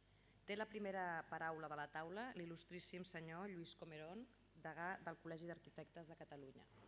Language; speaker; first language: Catalan; native; Catalan